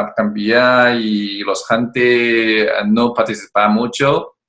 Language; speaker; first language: Spanish; non-native, learner; Chinese